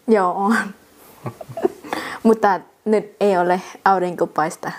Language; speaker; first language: Finnish; non-native, learner; Thai